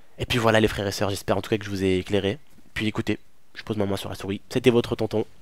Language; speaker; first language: French; early bilingual, other home language; Arabic